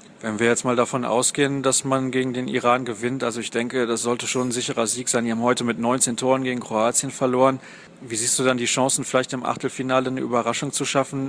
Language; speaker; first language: German; native; German